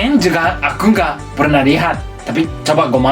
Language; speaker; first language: Indonesian; non-native, fluent; Japanese